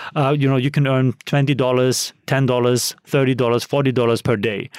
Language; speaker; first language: English; non-native, fluent; German